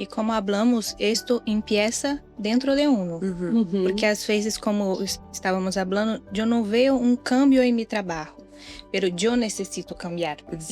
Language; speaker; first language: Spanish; non-native, learner; Portuguese